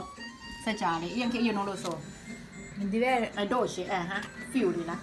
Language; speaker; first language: Italian; non-native, learner; Thai